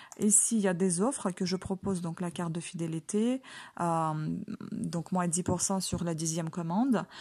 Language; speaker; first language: French; non-native, fluent; Ukrainian